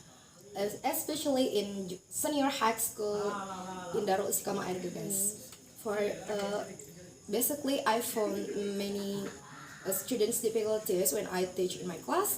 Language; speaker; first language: English; non-native, learner; Indonesian